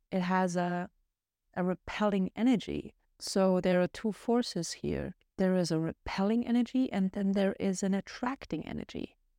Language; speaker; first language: English; non-native, fluent; German